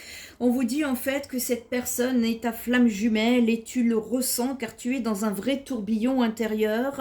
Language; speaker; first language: French; native; French